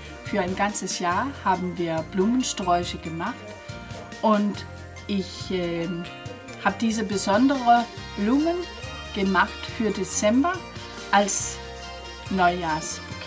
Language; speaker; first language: German; non-native, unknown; Danish